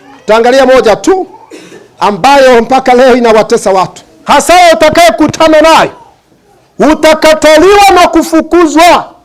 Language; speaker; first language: Swahili; native; Swahili